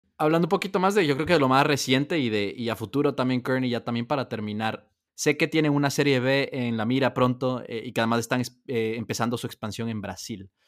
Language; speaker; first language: Spanish; native; Spanish